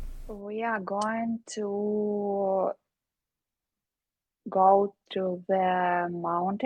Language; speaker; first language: English; non-native, learner; Ukrainian